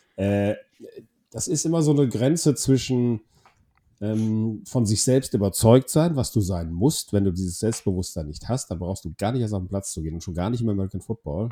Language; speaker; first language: German; non-native, fluent; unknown